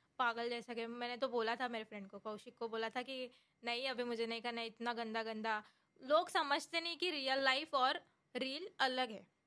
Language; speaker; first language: Hindi; non-native, local second language; Marathi